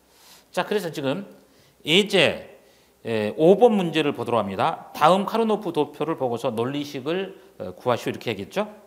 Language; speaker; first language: Korean; native; Korean